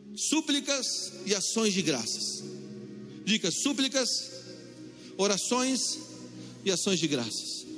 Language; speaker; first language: Portuguese; native; Portuguese